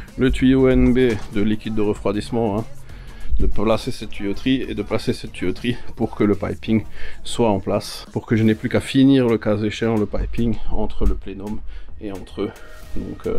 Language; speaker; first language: French; native; French